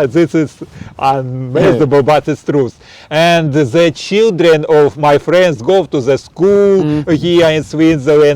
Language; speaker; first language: English; non-native, learner; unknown